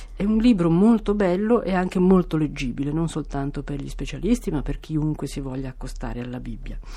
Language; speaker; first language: Italian; native; Italian